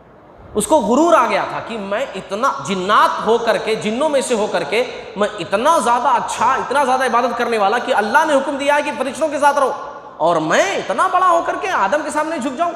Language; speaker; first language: Urdu; native; Urdu